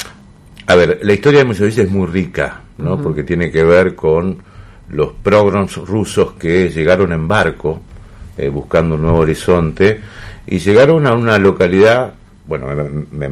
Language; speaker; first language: Spanish; native; Spanish